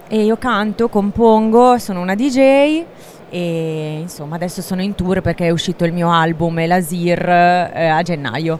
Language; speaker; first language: Italian; native; Italian